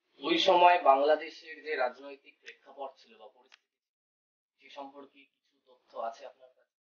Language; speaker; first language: Bangla; native; Bangla